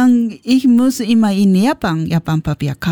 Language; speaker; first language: German; non-native, learner; Japanese